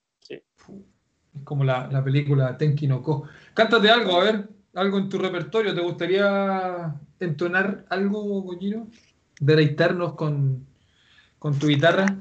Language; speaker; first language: Spanish; native; Spanish